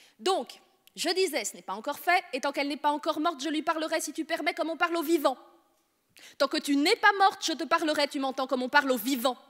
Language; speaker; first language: French; native; French